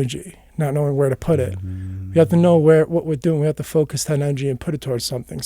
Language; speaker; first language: English; native; English